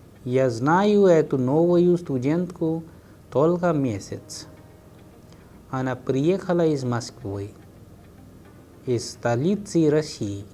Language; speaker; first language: Russian; non-native, fluent; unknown